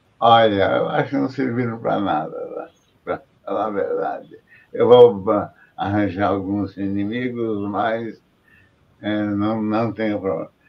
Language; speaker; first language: Portuguese; native; Portuguese